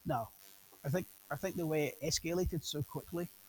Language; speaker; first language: English; native; English